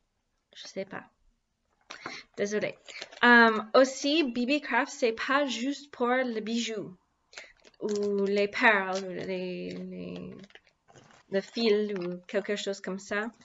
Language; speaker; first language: French; non-native, learner; English